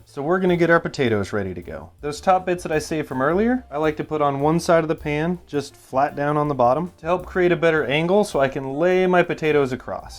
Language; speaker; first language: English; native; English